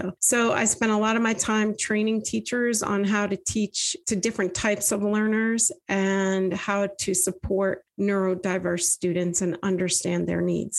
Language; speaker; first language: English; native; English